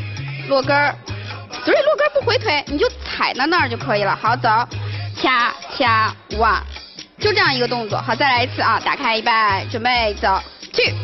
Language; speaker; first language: Chinese; native; Chinese